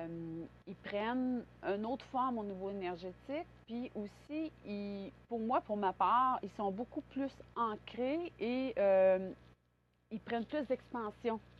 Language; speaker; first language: French; native; French